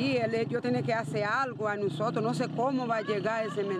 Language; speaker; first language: Spanish; non-native, learner; Haitian Creole